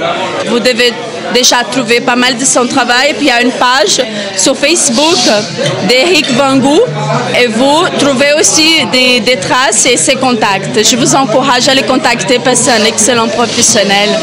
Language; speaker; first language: French; non-native, fluent; Portuguese